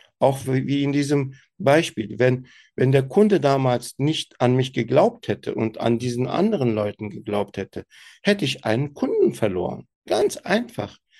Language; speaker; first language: German; early bilingual, other home language; Turkish